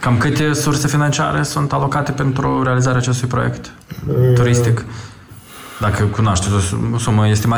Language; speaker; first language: Romanian; native; Romanian